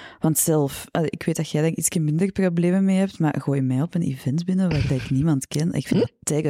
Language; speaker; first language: Dutch; native; Dutch